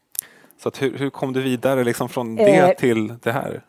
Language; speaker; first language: Swedish; native; Swedish